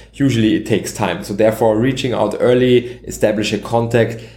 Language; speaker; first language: English; non-native, fluent; German